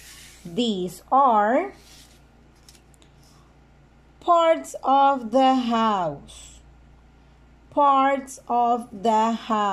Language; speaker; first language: English; non-native, fluent; Spanish